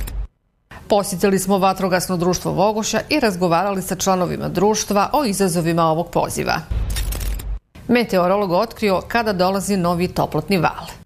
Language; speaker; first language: Serbian; native; Serbian